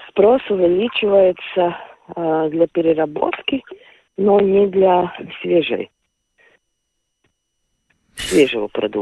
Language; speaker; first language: Russian; non-native, local second language; Latvian